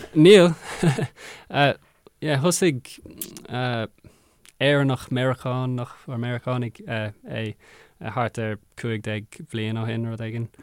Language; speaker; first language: Irish; non-native, local second language; English